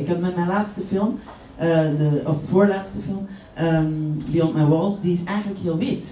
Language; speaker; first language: Dutch; native; Dutch